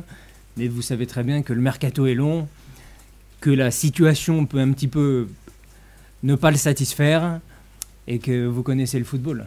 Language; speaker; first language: French; native; French